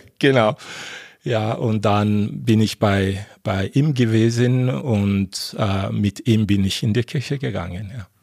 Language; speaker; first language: German; non-native, fluent; Lingala